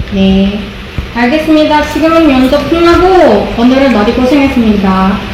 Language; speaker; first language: Korean; non-native, learner; Indonesian